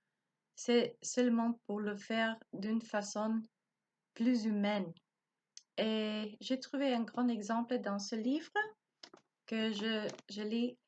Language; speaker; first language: French; non-native, learner; Spanish